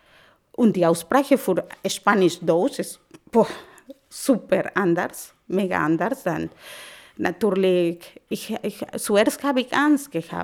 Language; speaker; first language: German; non-native, learner; Spanish